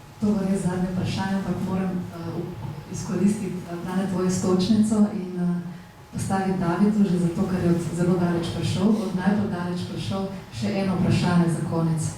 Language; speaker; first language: Slovenian; native; Slovenian